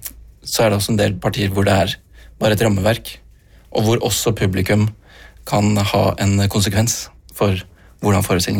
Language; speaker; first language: Norwegian; native; Norwegian